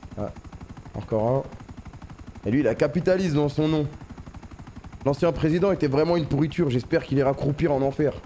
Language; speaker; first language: French; native; French